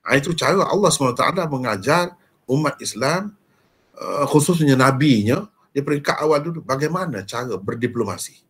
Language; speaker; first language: Malay; native; Malay